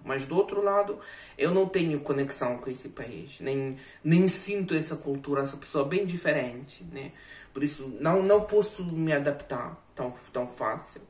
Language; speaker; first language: Portuguese; non-native, fluent; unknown